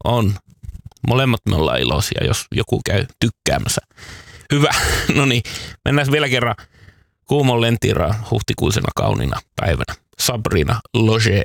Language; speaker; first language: Finnish; native; Finnish